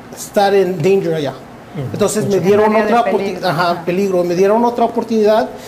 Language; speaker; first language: Spanish; early bilingual, heritage; Spanish